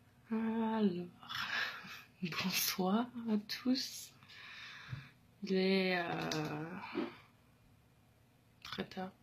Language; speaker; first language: French; non-native, fluent; English